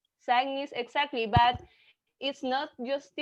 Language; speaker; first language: English; non-native, learner; Spanish